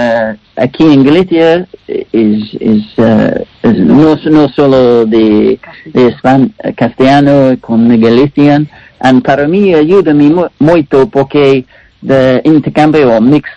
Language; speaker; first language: Spanish; non-native, learner; English